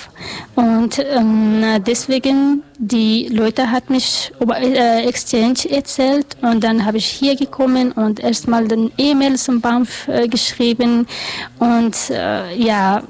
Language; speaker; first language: German; non-native, learner; Persian